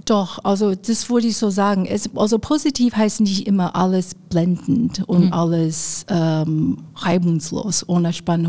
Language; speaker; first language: German; non-native, fluent; Chinese